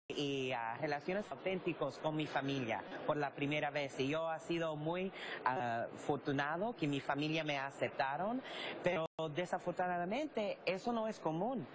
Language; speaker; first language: Spanish; early bilingual, heritage; English